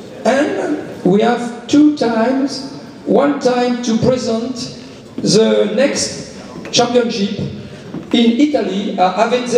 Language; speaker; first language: English; non-native, learner; French